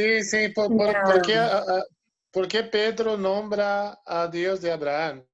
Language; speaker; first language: Spanish; non-native, fluent; Portuguese